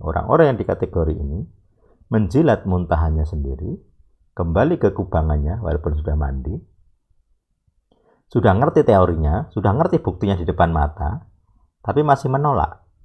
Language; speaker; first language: Indonesian; native; Indonesian